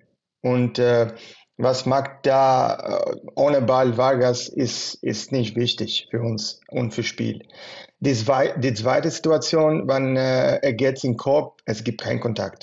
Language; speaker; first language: German; non-native, fluent; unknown